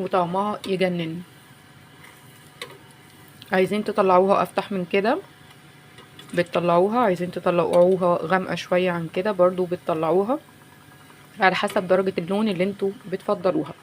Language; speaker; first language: Arabic; native; Arabic